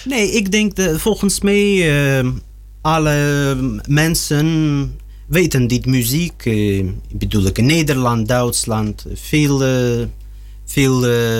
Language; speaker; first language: Dutch; non-native, learner; Russian